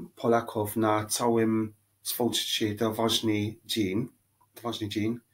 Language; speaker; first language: Polish; non-native, learner; English